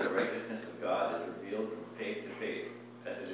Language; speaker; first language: English; non-native, fluent; Portuguese